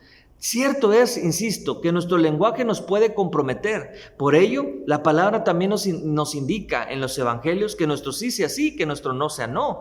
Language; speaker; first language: Spanish; native; Spanish